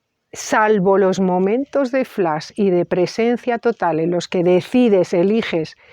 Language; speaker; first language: Spanish; native; Spanish